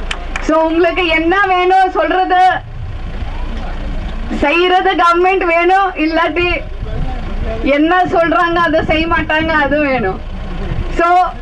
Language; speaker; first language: Tamil; non-native, fluent; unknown